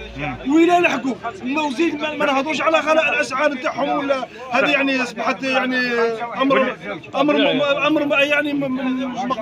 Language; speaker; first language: Arabic; native; Arabic